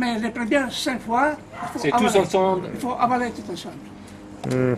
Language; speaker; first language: French; non-native, fluent; Italian